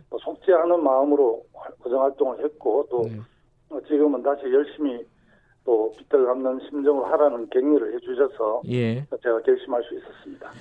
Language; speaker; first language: Korean; native; Korean